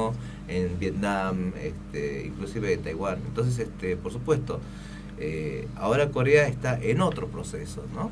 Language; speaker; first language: Spanish; early bilingual, other home language; Korean